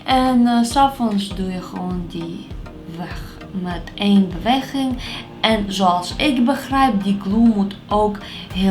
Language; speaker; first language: Dutch; non-native, fluent; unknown